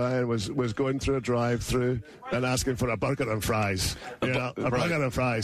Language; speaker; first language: English; native; English